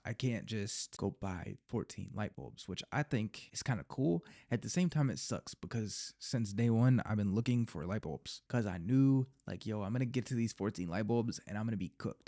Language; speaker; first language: English; native; English